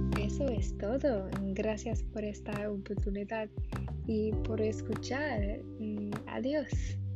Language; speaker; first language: Spanish; non-native, learner; English